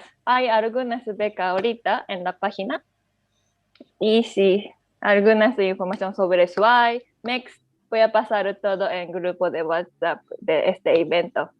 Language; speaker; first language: Spanish; non-native, learner; Japanese